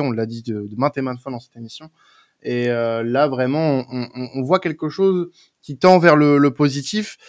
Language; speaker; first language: French; native; French